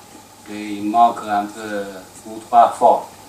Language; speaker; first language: French; non-native, learner; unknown